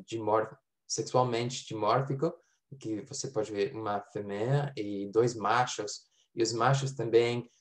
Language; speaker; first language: Portuguese; non-native, fluent; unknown